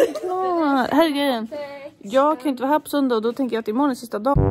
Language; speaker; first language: Swedish; native; Swedish